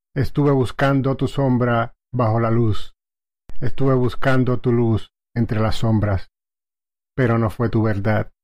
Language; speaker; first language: Spanish; native; Spanish